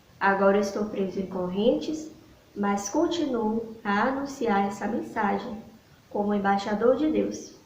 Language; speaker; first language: Portuguese; native; Portuguese